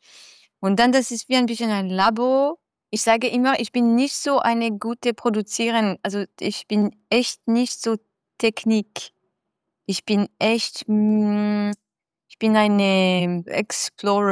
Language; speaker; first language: German; non-native, learner; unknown